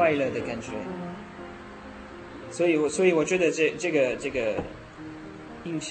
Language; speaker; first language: Chinese; non-native, learner; French